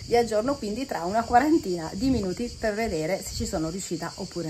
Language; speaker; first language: Italian; native; Italian